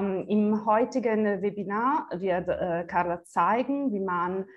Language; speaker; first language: German; non-native, fluent; Italian